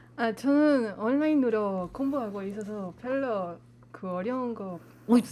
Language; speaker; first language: Korean; non-native, learner; Spanish